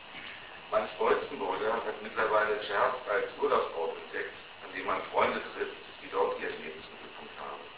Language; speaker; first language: German; native; German